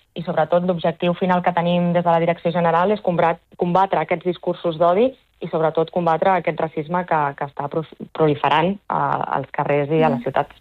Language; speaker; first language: Catalan; native; Catalan